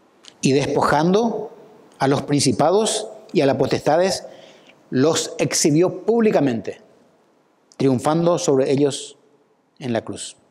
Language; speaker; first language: Spanish; native; Spanish